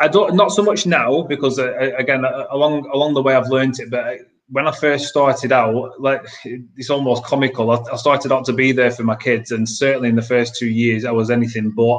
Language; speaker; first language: English; native; English